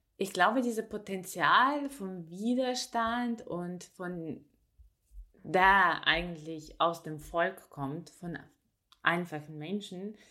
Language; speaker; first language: German; non-native, fluent; Ukrainian